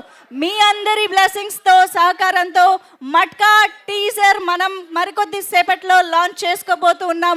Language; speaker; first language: Telugu; native; Telugu